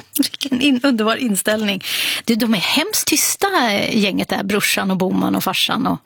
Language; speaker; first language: Swedish; native; Swedish